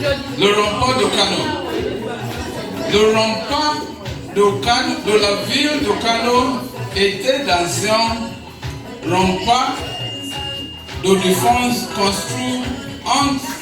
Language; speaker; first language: French; non-native, learner; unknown